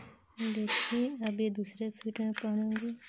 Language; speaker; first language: Hindi; native; Hindi